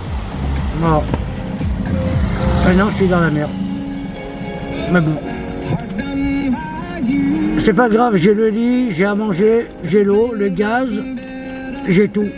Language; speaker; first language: French; native; French